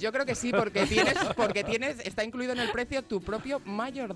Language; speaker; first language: Spanish; native; Spanish